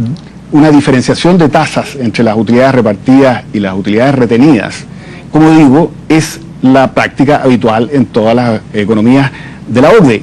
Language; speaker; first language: Spanish; native; Spanish